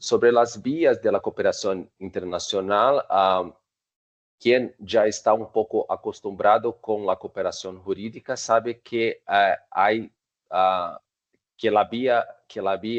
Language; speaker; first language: Spanish; non-native, fluent; Portuguese